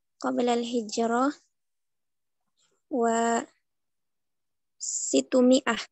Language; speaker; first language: Arabic; non-native, learner; Indonesian